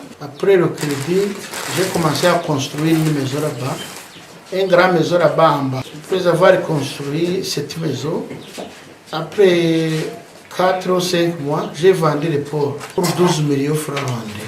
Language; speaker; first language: French; non-native, local second language; Kinyarwanda